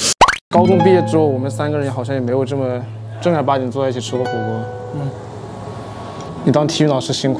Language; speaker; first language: Chinese; non-native, fluent; Korean